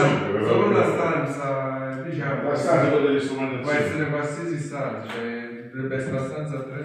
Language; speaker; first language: Italian; native; Italian